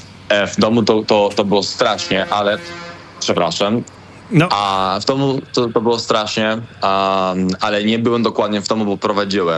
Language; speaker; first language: Polish; non-native, fluent; Spanish